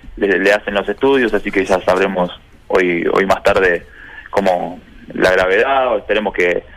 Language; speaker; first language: Spanish; native; Spanish